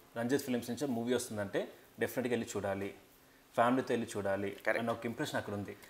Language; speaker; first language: Telugu; native; Telugu